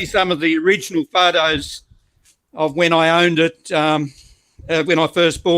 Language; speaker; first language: English; native; English